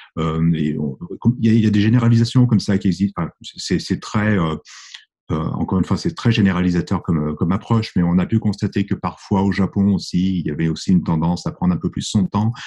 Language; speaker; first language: French; native; French